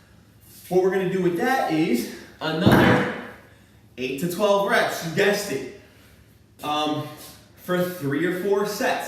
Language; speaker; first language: English; native; English